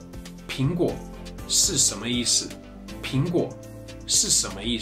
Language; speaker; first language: Chinese; non-native, learner; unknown